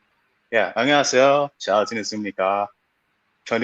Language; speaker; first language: Korean; non-native, learner; English